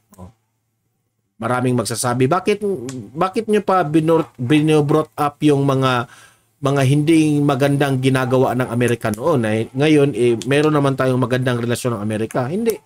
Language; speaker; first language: Filipino; native; Filipino